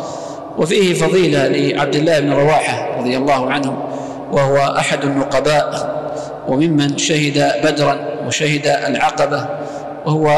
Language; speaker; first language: Arabic; native; Arabic